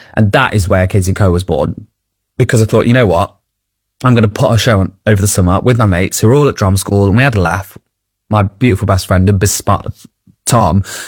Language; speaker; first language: English; native; English